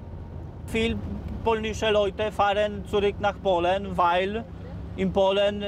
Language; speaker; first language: German; non-native, learner; Polish